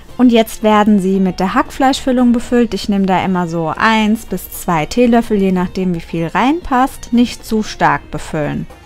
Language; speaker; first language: German; early bilingual, other home language; Turkish